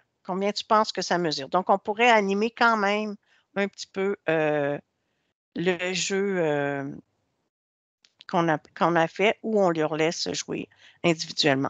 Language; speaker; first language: French; native; French